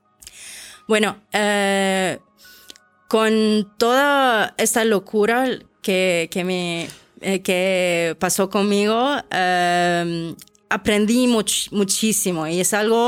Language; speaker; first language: Spanish; non-native, fluent; Arabic